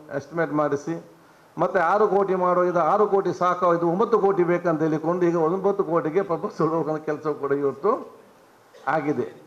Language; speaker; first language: Kannada; non-native, local second language; Badaga